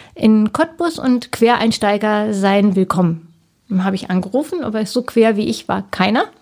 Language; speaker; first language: German; native; German